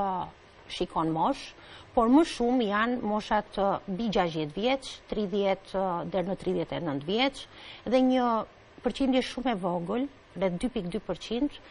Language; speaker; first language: Albanian; native; Albanian